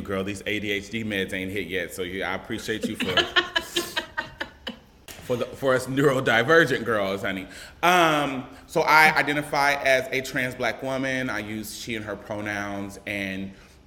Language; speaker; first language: English; native; English